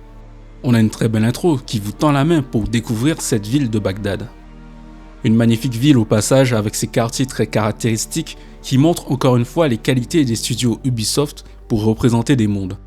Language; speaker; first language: French; native; French